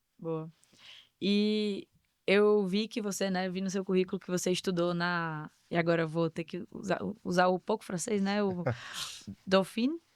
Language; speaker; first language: Portuguese; native; Portuguese